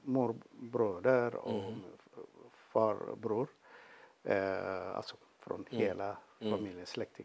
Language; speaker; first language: Swedish; non-native, fluent; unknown